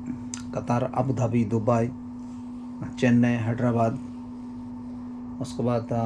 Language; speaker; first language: Hindi; non-native, local second language; Bangla